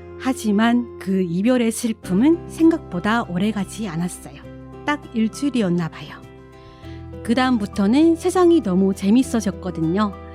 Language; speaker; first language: Korean; non-native, fluent; Chinese